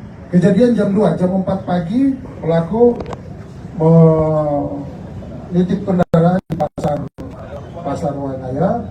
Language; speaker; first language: Indonesian; native; Indonesian